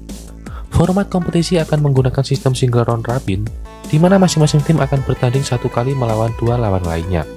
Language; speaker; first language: Indonesian; native; Indonesian